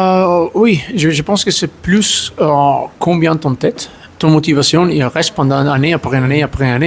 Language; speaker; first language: French; non-native, learner; Italian